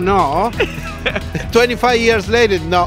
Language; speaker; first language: English; non-native, learner; Spanish